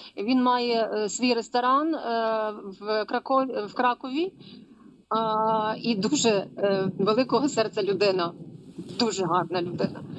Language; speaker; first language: Ukrainian; non-native, fluent; Polish